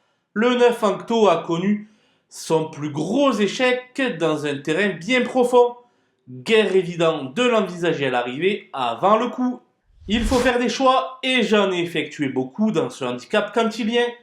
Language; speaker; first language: French; native; French